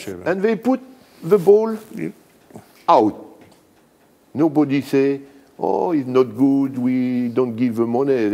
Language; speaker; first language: English; non-native, learner; French